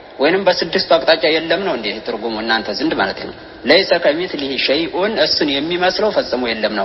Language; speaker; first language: Amharic; native; Amharic